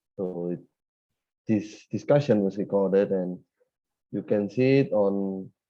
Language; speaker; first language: English; non-native, fluent; Indonesian